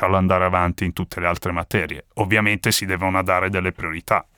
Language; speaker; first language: Italian; native; Italian